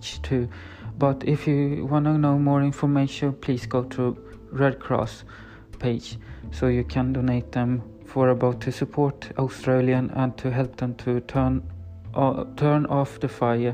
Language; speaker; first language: English; non-native, learner; Swedish